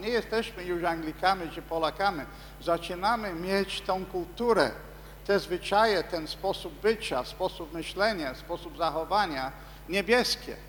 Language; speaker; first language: Polish; non-native, fluent; English